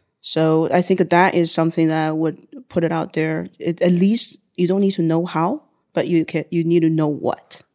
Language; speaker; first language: English; non-native, fluent; Chinese